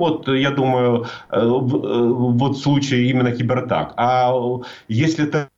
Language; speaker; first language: Russian; native; Russian